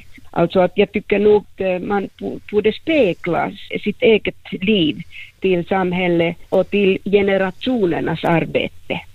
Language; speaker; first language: Swedish; non-native, local second language; Finnish